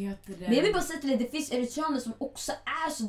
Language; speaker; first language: Swedish; early bilingual, other home language; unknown